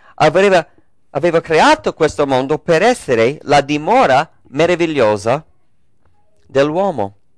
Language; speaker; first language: Italian; early bilingual, heritage; English